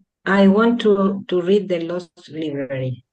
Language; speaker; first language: English; non-native, learner; Spanish